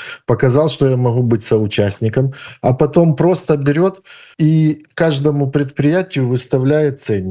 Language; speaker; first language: Russian; native; Russian